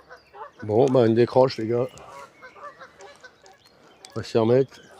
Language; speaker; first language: French; native; French